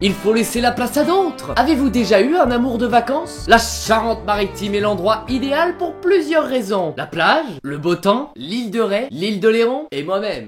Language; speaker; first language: French; native; French